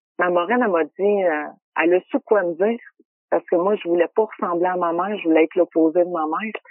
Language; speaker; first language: French; native; French